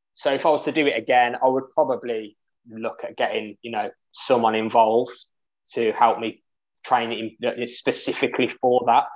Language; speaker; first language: English; native; English